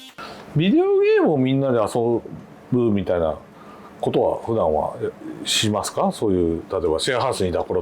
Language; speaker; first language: Japanese; native; Japanese